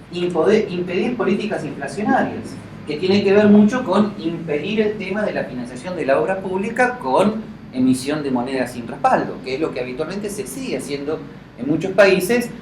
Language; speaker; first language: Spanish; native; Spanish